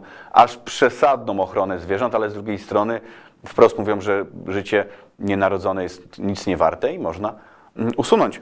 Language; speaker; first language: Polish; native; Polish